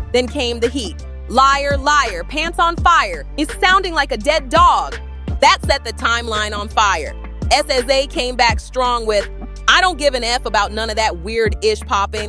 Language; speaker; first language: English; native; English